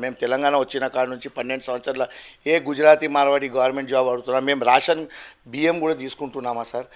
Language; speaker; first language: Telugu; non-native, local second language; Gujarati